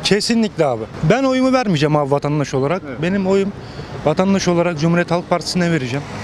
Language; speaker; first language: Turkish; native; Turkish